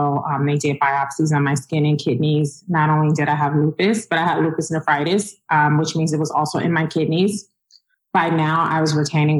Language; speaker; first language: English; native; English